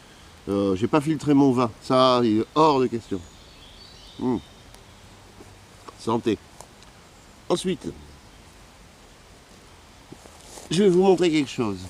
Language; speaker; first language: French; native; French